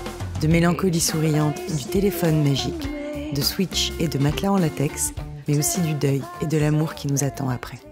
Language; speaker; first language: French; native; French